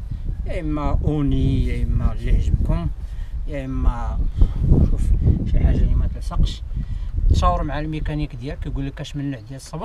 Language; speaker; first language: Arabic; native; Arabic